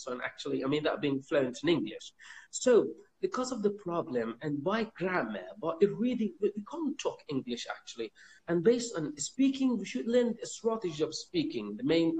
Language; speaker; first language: English; non-native, fluent; Persian